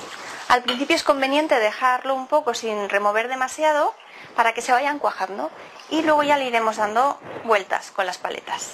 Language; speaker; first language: Spanish; native; Spanish